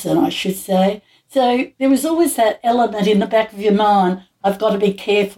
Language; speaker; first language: English; native; English